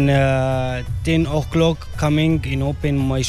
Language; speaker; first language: English; non-native, learner; Arabic